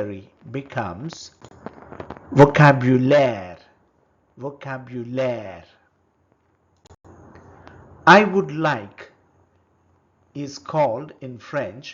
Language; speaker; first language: English; non-native, local second language; Telugu